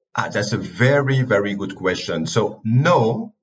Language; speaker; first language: English; non-native, fluent; French